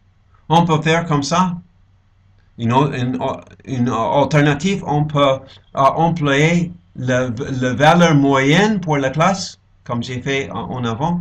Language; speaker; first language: French; non-native, fluent; English